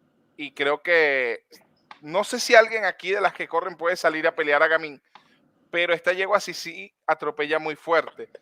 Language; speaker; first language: Spanish; native; Spanish